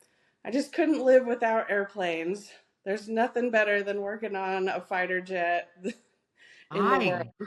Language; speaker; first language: English; native; English